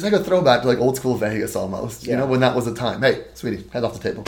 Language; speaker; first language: English; native; English